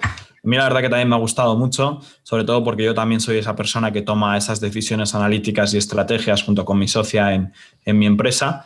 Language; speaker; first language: Spanish; native; Spanish